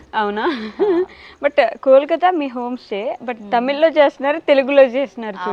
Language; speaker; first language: Telugu; native; Telugu